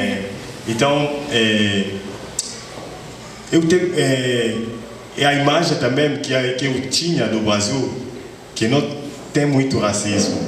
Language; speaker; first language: Portuguese; non-native, fluent; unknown